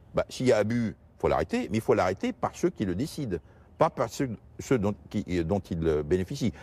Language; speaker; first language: French; non-native, local second language; Portuguese